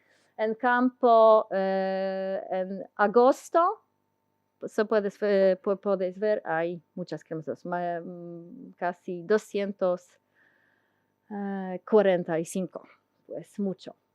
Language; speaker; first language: Spanish; non-native, learner; Polish